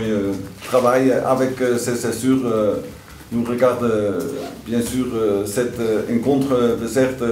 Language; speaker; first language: French; non-native, learner; Dutch